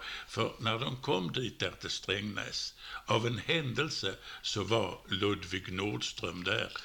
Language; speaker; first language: Swedish; native; Swedish